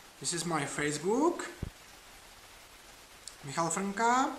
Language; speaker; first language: English; non-native, learner; Czech